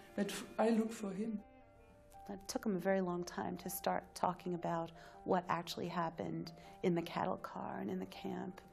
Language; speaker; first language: English; native; English